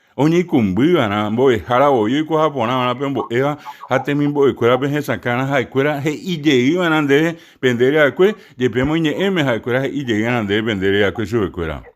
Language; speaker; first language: Spanish; non-native, local second language; Guarani